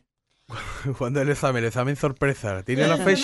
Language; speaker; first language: Spanish; native; Spanish